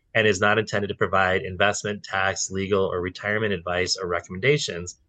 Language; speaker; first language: English; native; English